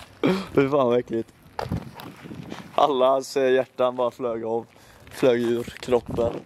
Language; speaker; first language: Swedish; native; Swedish